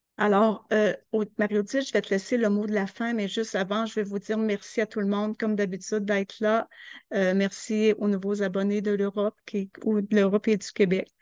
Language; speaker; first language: French; native; French